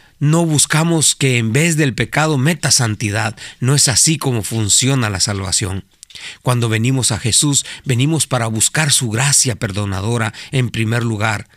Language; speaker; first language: Spanish; native; Spanish